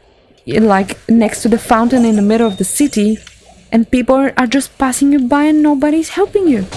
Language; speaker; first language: English; non-native, fluent; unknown